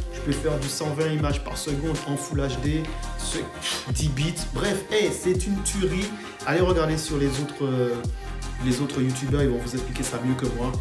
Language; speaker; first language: French; non-native, fluent; English